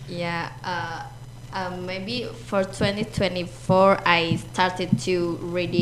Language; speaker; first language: English; non-native, learner; Indonesian